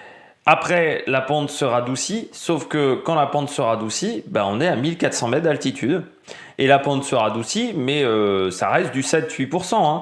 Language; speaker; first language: French; native; French